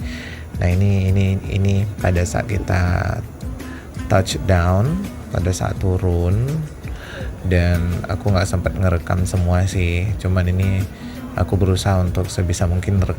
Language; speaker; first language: Indonesian; native; Indonesian